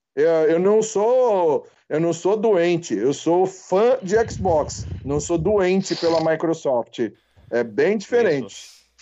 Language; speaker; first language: Portuguese; native; Portuguese